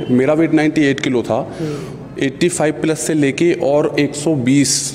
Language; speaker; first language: Hindi; native; Hindi